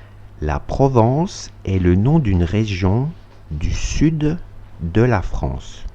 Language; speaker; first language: French; non-native, fluent; Russian